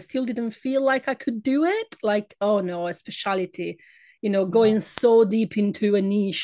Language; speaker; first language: English; non-native, fluent; Italian